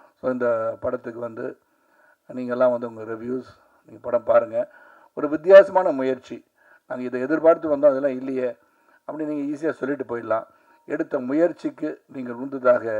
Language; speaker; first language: Tamil; native; Tamil